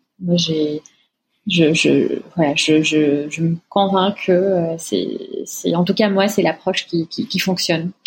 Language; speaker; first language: French; non-native, local second language; Arabic